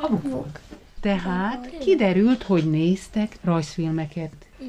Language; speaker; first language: Hungarian; native; Hungarian